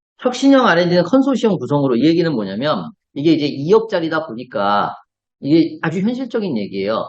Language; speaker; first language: Korean; native; Korean